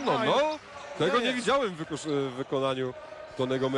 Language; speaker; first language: Polish; native; Polish